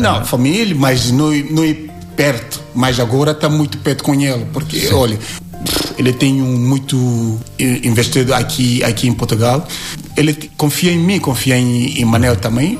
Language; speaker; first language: Portuguese; non-native, learner; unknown